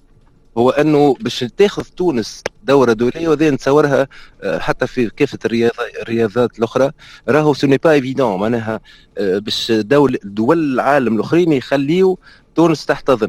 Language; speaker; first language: Arabic; native; Arabic